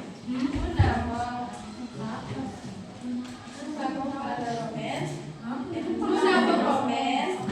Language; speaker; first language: French; non-native, learner; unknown